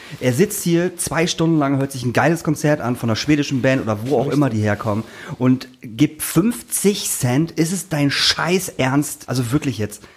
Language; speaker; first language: German; native; German